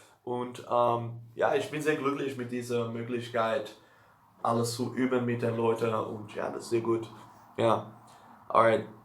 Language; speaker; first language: German; non-native, learner; Dutch